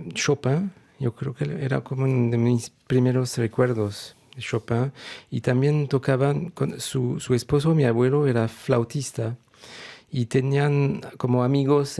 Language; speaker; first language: Spanish; non-native, fluent; French